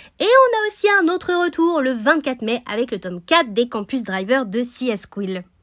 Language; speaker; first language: French; native; French